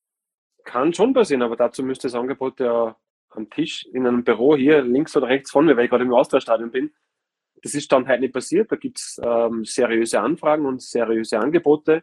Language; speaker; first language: German; native; German